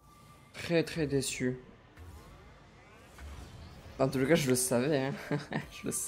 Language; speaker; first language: French; native; French